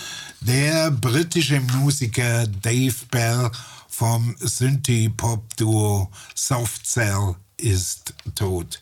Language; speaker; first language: German; native; German